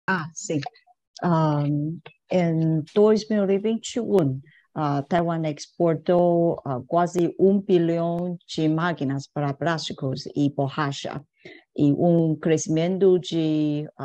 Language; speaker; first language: Portuguese; non-native, fluent; Chinese